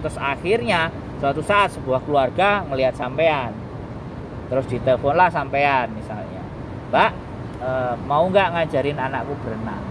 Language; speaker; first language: Indonesian; non-native, local second language; Javanese